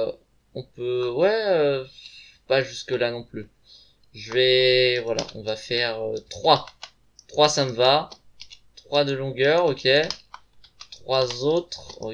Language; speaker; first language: French; native; French